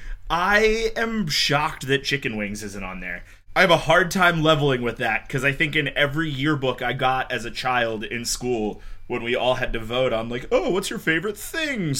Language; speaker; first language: English; native; English